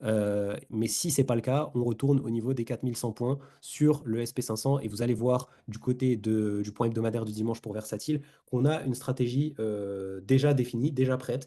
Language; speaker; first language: French; native; French